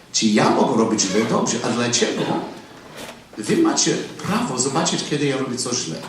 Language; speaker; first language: Polish; non-native, learner; English